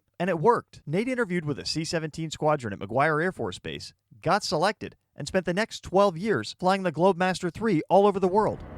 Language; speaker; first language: English; native; English